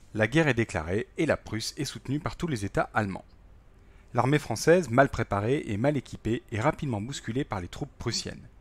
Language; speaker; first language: French; native; French